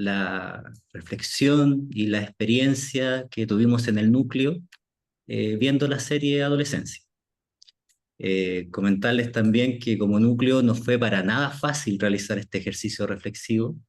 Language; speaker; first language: Spanish; native; Spanish